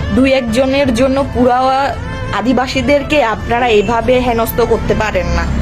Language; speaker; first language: Bangla; non-native, local second language; Chakma